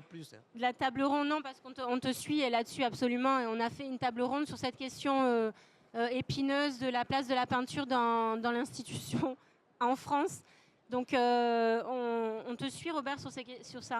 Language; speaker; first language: French; native; French